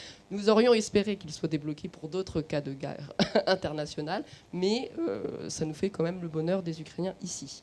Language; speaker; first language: French; native; French